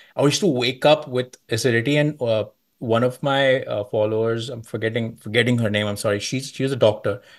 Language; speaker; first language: English; non-native, local second language; Marathi